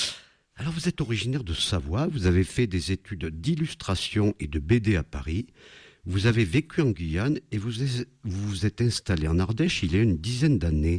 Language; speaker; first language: French; native; French